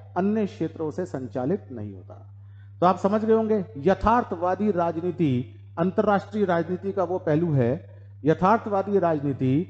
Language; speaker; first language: Hindi; native; Hindi